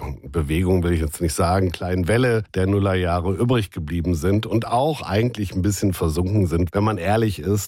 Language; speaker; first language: German; native; German